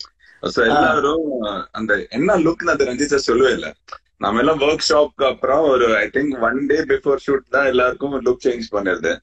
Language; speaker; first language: Tamil; non-native, fluent; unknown